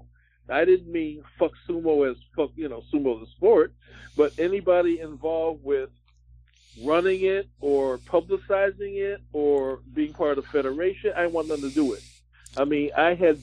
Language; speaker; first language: English; native; English